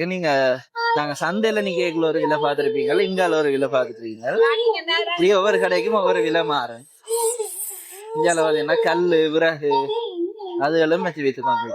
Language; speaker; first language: Tamil; native; Tamil